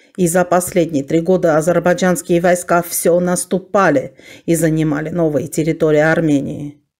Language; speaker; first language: Russian; non-native, fluent; Armenian